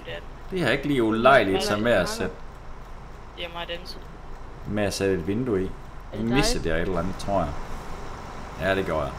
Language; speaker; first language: Danish; native; Danish